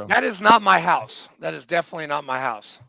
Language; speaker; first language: English; native; English